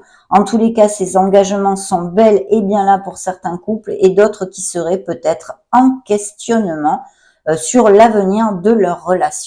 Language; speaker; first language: French; native; French